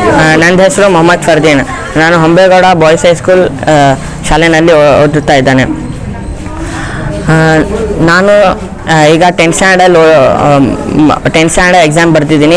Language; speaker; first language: Kannada; non-native, local second language; Urdu